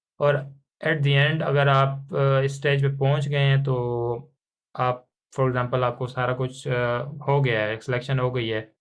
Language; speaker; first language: Urdu; non-native, local second language; Punjabi